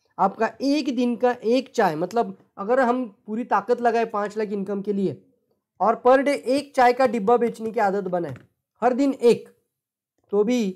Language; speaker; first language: Hindi; non-native, local second language; Marathi